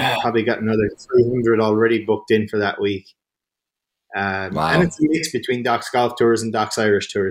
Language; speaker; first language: English; native; English